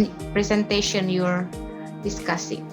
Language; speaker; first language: English; non-native, learner; Indonesian